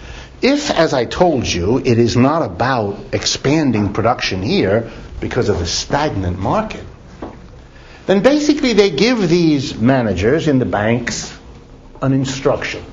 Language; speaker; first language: English; native; English